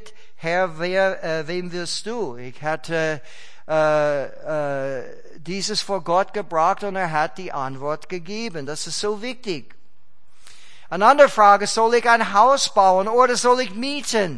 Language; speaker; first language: German; non-native, fluent; English